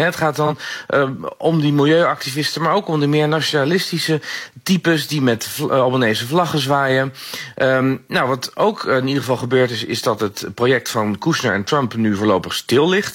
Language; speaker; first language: Dutch; native; Dutch